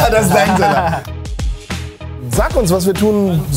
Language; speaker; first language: German; native; German